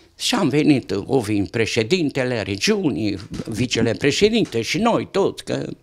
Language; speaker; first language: Romanian; native; Romanian